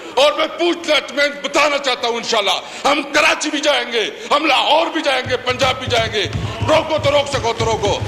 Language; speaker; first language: Urdu; non-native, local second language; Pashto